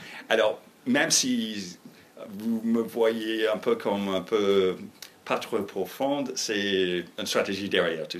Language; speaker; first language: French; non-native, fluent; English